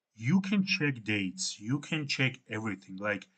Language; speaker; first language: English; non-native, fluent; Georgian